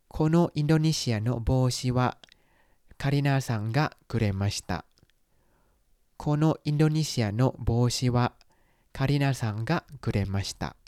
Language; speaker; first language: Japanese; non-native, fluent; Thai